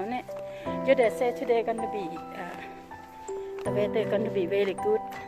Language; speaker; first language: English; non-native, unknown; Thai